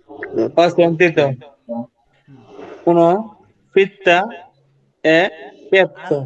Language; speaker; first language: Italian; non-native, learner; Bangla